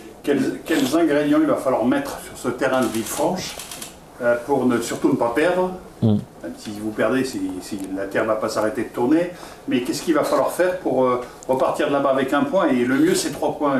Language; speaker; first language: French; native; French